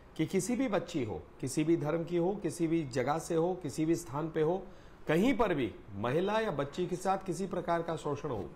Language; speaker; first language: Hindi; native; Hindi